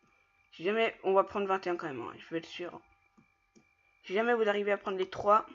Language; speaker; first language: French; native; French